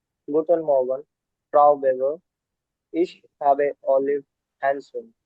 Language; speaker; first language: German; non-native, learner; Hindi